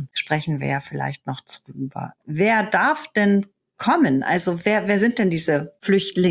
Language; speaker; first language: German; native; German